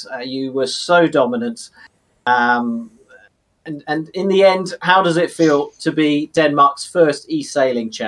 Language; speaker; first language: English; native; English